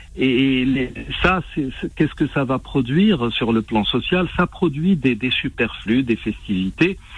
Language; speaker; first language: French; non-native, local second language; Arabic